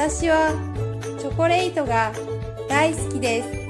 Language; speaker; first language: Japanese; non-native, learner; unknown